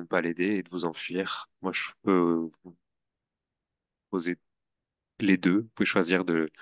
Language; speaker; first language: French; native; French